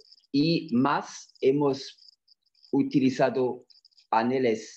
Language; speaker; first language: Spanish; non-native, fluent; French